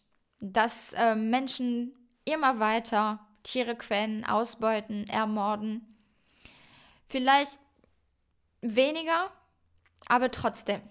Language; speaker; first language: German; non-native, fluent; French